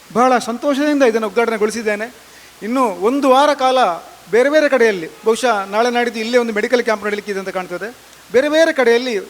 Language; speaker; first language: Kannada; native; Kannada